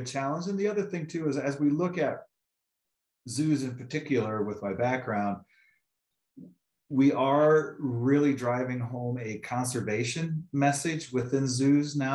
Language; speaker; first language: English; native; English